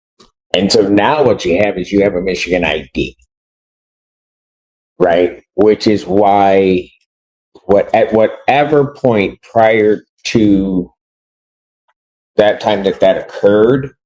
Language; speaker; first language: English; native; English